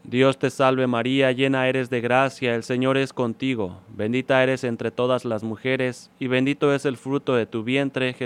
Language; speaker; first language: Spanish; native; Spanish